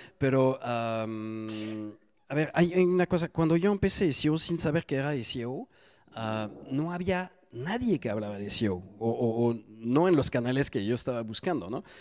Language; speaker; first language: Spanish; non-native, fluent; French